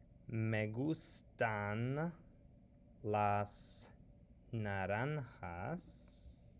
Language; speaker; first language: Spanish; non-native, fluent; English